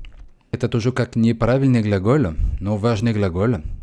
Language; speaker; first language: Russian; non-native, learner; French